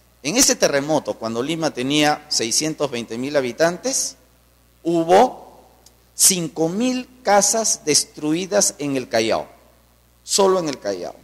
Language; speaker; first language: Spanish; native; Spanish